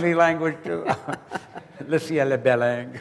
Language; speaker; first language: French; non-native, learner; English